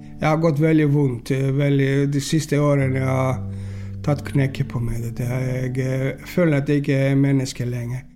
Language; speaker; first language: Norwegian; non-native, learner; Greek